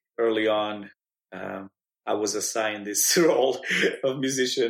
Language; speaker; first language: English; non-native, fluent; Romanian